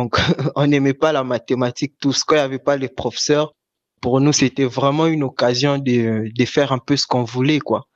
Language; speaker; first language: French; non-native, local second language; Lingala